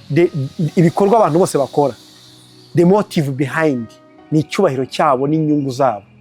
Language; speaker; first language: Kinyarwanda; native; Kinyarwanda